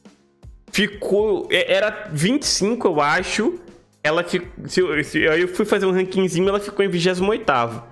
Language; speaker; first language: Portuguese; native; Portuguese